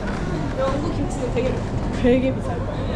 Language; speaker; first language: Korean; non-native, fluent; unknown